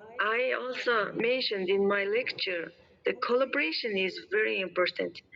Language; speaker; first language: English; non-native, learner; Mongolian